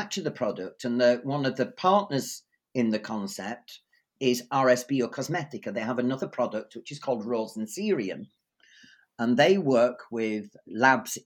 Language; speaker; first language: English; native; English